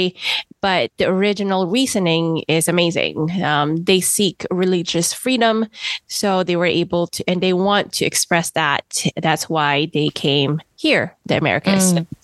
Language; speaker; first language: English; non-native, local second language; Filipino